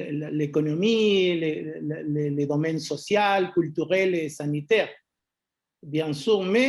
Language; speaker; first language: French; non-native, fluent; Spanish